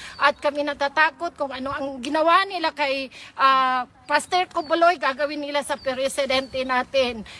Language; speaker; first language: Filipino; non-native, local second language; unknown